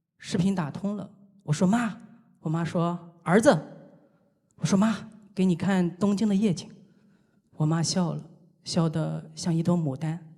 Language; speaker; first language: Chinese; native; Chinese